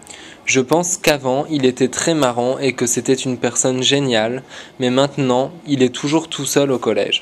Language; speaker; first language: French; non-native, learner; English